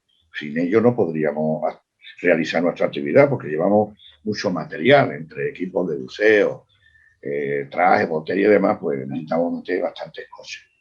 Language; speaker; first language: Spanish; native; Spanish